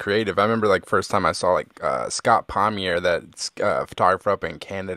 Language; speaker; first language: English; native; English